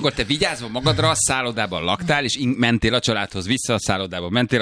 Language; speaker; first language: Hungarian; native; Hungarian